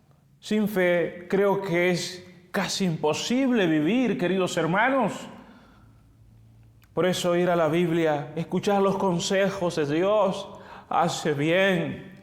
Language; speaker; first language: Spanish; native; Spanish